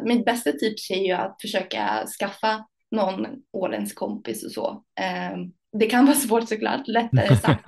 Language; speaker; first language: Swedish; early bilingual, other home language; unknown